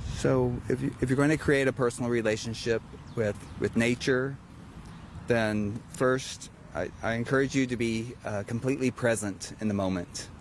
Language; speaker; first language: English; native; English